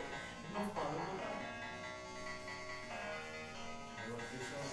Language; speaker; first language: Polish; native; Polish